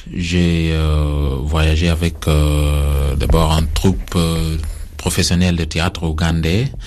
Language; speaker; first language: French; non-native, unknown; Acoli